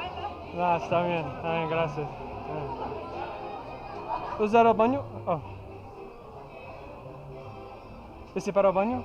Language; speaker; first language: Spanish; non-native, learner; English